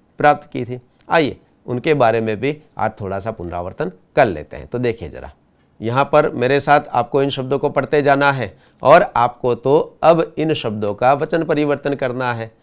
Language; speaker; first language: Hindi; non-native, local second language; Gujarati